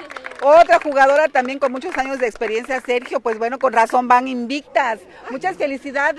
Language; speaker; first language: Spanish; native; Spanish